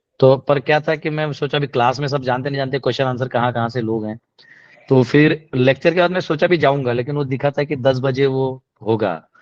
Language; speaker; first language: Hindi; non-native, local second language; Marathi